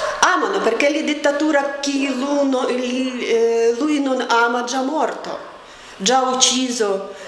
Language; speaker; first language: Italian; non-native, fluent; Ukrainian